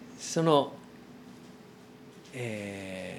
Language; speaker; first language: Japanese; non-native, learner; English